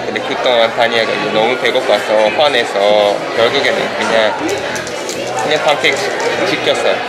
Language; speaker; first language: Korean; non-native, fluent; Japanese